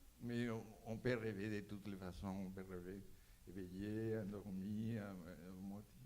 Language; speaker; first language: French; non-native, fluent; Spanish